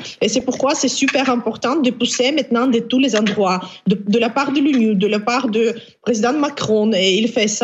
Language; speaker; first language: French; non-native, fluent; Ukrainian